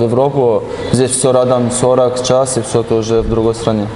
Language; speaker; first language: Russian; early bilingual, heritage; Russian